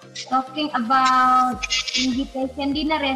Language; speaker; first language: English; non-native, learner; Indonesian